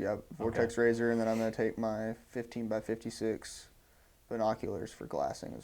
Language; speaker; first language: English; native; English